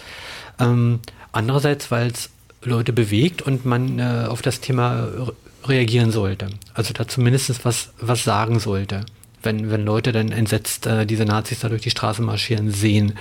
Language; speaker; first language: German; native; German